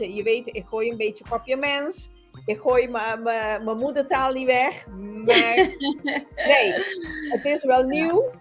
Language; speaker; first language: Dutch; non-native, local second language; Papiamento